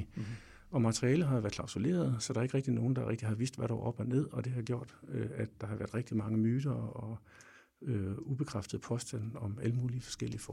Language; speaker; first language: Danish; native; Danish